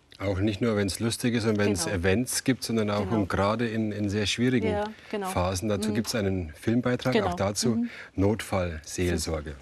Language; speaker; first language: German; native; German